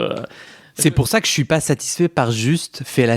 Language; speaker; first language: French; native; French